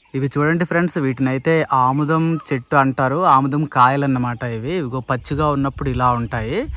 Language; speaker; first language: Telugu; native; Telugu